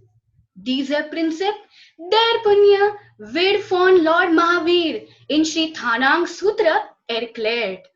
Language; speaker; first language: German; non-native, learner; Gujarati